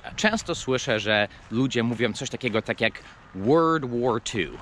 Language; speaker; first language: Polish; non-native, fluent; English